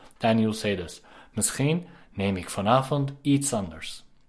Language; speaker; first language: Dutch; non-native, learner; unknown